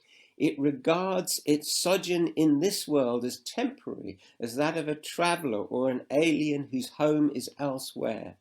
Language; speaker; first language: English; native; English